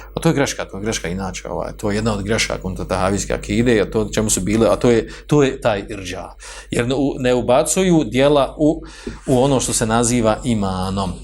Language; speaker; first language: Bosnian; native; Bosnian